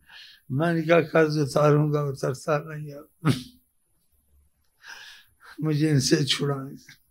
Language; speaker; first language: Urdu; native; Urdu